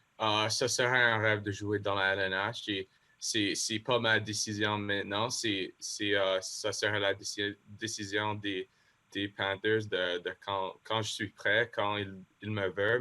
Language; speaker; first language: French; non-native, local second language; English